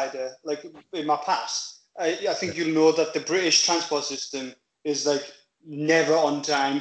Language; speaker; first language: English; native; English